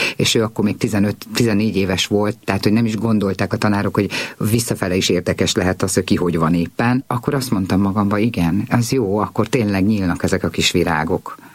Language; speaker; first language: Hungarian; native; Hungarian